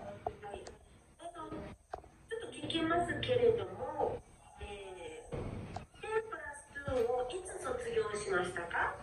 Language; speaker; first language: Japanese; non-native, fluent; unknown